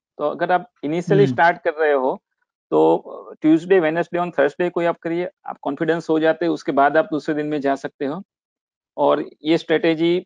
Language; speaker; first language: Hindi; non-native, local second language; Gujarati